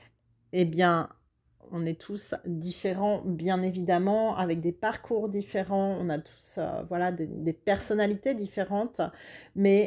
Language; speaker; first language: French; native; French